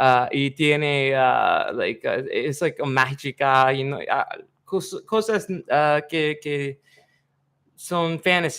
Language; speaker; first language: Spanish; non-native, learner; English